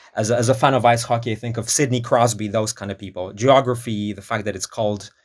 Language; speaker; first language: English; non-native, fluent; Polish